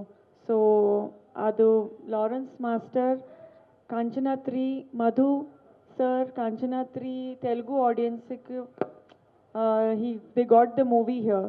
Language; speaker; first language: Telugu; non-native, learner; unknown